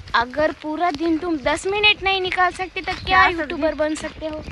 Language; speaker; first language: Hindi; non-native, local second language; Marathi